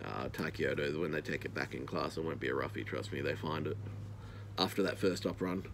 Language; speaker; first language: English; native; English